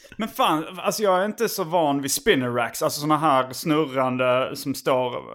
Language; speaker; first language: Swedish; native; Swedish